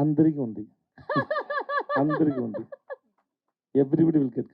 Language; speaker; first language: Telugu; non-native, learner; Tamil